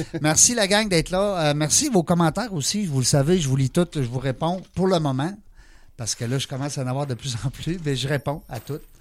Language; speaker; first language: French; native; French